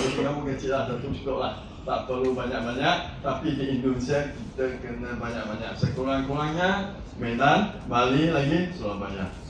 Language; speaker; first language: Malay; non-native, local second language; Chinese